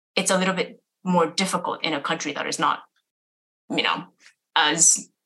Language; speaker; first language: English; native; English